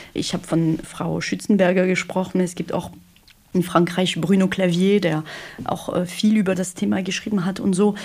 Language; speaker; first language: German; non-native, fluent; French